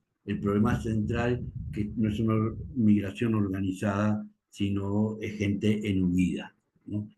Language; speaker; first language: Spanish; native; Spanish